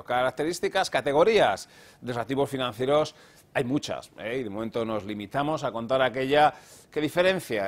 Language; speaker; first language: Spanish; native; Spanish